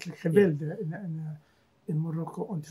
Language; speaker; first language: Dutch; non-native, fluent; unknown